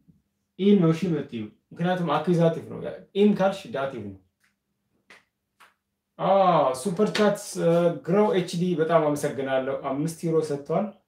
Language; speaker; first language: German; non-native, fluent; Amharic